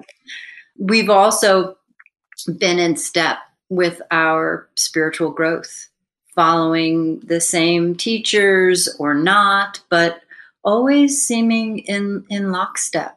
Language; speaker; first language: English; native; English